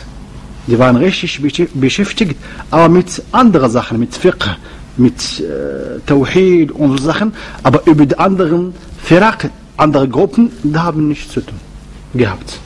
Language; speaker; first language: German; non-native, learner; Arabic